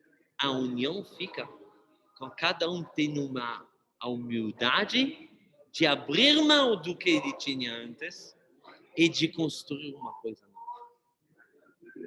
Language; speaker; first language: Portuguese; non-native, fluent; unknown